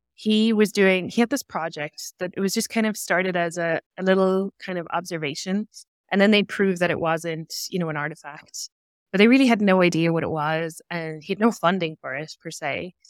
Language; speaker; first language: English; native; English